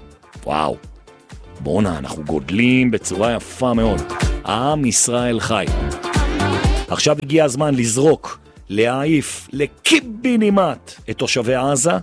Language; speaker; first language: Hebrew; native; Hebrew